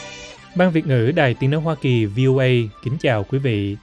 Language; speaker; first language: Vietnamese; native; Vietnamese